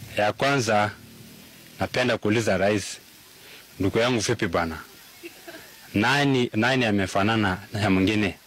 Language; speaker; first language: Swahili; non-native, local second language; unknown